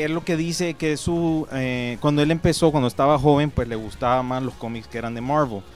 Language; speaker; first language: Spanish; native; Spanish